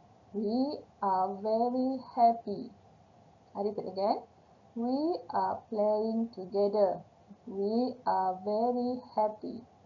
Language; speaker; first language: English; non-native, local second language; Malay